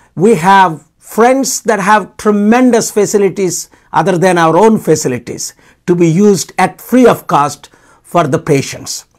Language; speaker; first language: English; non-native, local second language; Telugu